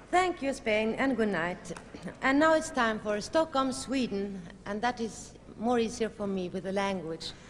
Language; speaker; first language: English; non-native, fluent; Swedish